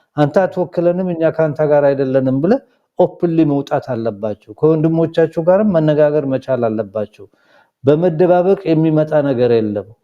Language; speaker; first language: Amharic; non-native, local second language; Somali